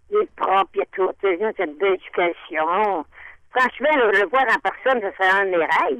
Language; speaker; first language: French; native; French